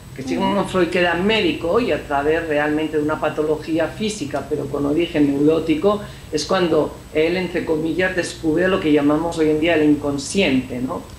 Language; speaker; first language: Spanish; native; Spanish